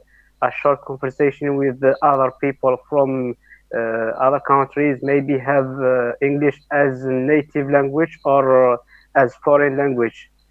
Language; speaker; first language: English; non-native, learner; Arabic